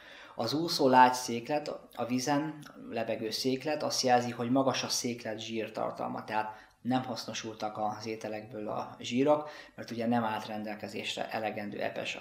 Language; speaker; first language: Hungarian; native; Hungarian